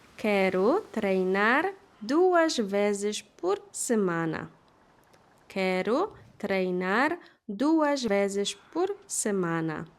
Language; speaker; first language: Portuguese; non-native, fluent; Polish